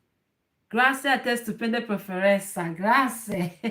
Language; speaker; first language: Italian; non-native, learner; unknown